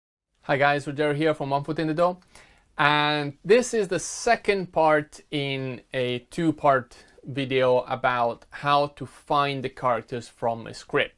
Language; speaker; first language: English; non-native, fluent; Italian